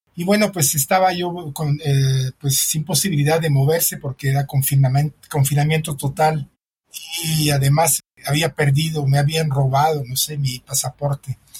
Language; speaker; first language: Spanish; non-native, fluent; French